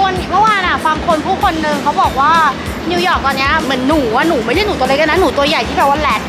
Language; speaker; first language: Thai; native; Thai